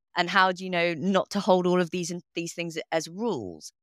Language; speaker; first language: English; native; English